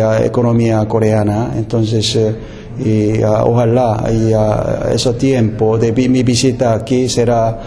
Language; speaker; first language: Spanish; non-native, fluent; Korean